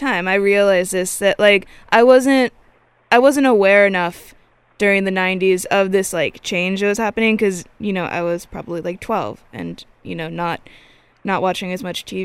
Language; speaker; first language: English; native; English